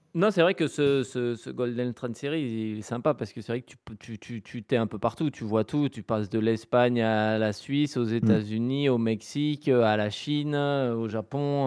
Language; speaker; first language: French; native; French